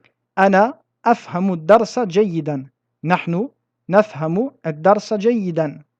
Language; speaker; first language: Arabic; non-native, fluent; French